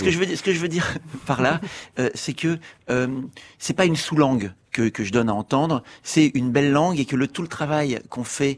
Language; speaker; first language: French; native; French